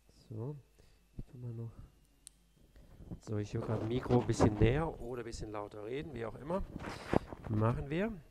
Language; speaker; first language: German; native; German